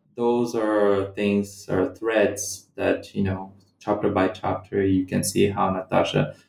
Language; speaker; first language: English; non-native, fluent; Portuguese